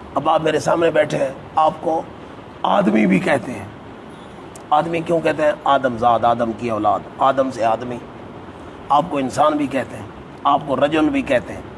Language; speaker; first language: Urdu; non-native, local second language; Punjabi